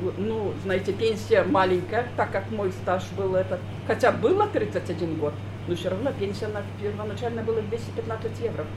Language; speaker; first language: Russian; non-native, local second language; Polish